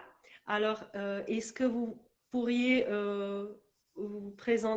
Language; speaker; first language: French; non-native, learner; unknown